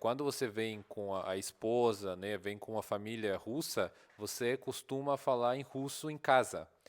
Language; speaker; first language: Portuguese; non-native, fluent; Russian